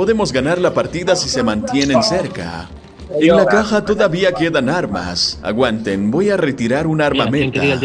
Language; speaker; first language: Spanish; native; Spanish